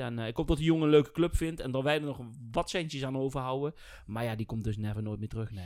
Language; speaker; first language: Dutch; native; Dutch